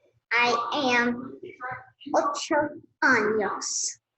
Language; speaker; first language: Spanish; non-native, learner; English